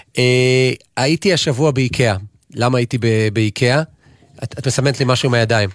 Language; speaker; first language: Hebrew; native; Hebrew